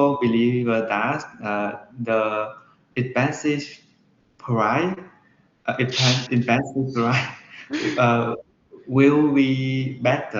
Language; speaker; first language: English; non-native, learner; Vietnamese